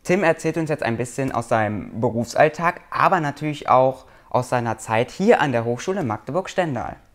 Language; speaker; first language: German; native; German